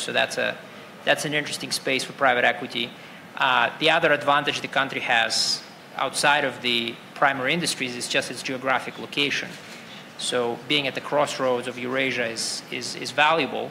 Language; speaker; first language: English; non-native, fluent; Russian